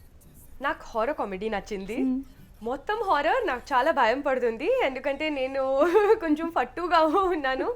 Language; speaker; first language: Telugu; non-native, local second language; Hindi